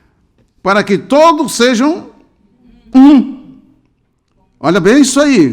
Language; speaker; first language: Portuguese; native; Portuguese